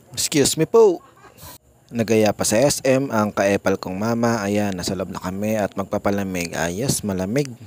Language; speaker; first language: Filipino; native; Filipino